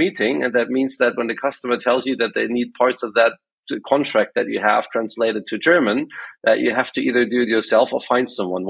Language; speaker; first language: English; non-native, fluent; German